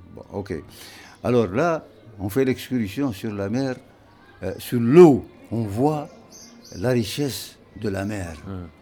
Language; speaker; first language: French; non-native, local second language; Arabic